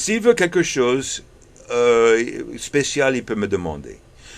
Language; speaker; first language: French; early bilingual, heritage; English